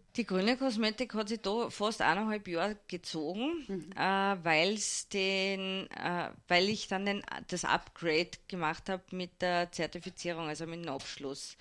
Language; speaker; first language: German; native; German